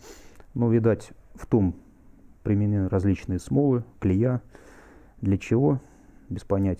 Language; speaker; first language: Russian; native; Russian